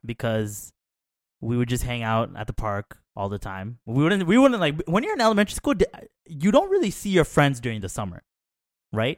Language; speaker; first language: English; early bilingual, other home language; Tamil